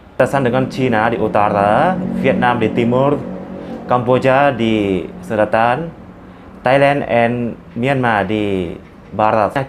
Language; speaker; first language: Indonesian; non-native, learner; Lao